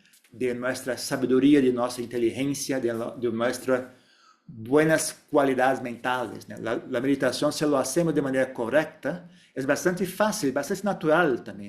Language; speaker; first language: Spanish; non-native, fluent; Portuguese